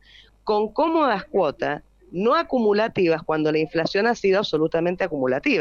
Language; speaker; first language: Spanish; native; Spanish